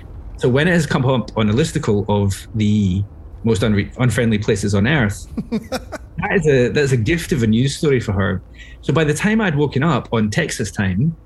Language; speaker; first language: English; native; English